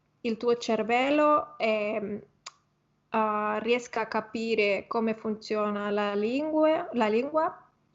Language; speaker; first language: Italian; non-native, fluent; Spanish